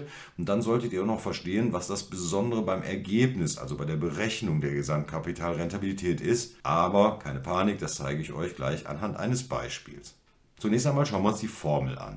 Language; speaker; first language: German; native; German